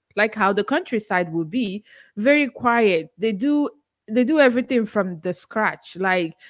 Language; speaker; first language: English; non-native, local second language; Igbo